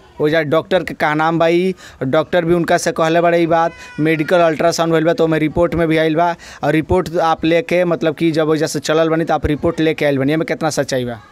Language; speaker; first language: Hindi; native; Hindi